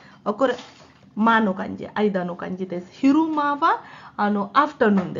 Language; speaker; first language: Japanese; non-native, fluent; Hindi